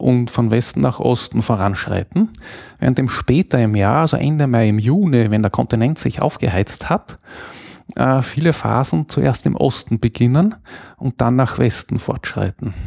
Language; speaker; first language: German; native; German